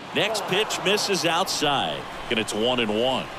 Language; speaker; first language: English; native; English